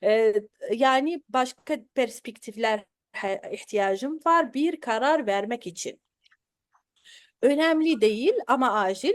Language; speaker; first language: Turkish; non-native, learner; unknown